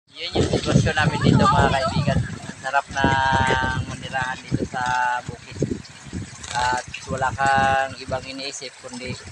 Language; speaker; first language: Filipino; non-native, local second language; Cebuano